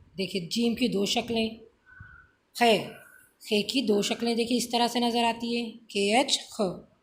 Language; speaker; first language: Urdu; native; Urdu